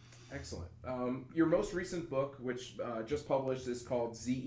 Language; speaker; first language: English; native; English